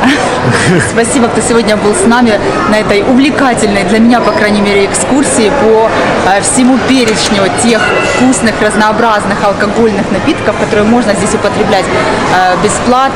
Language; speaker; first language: Russian; native; Russian